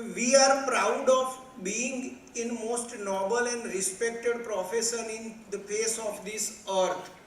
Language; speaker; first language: English; non-native, local second language; Gujarati